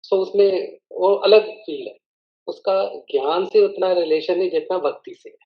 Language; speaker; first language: Hindi; non-native, local second language; Punjabi